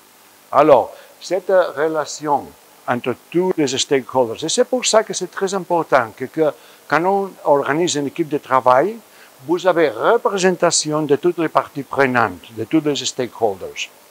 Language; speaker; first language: French; non-native, fluent; Spanish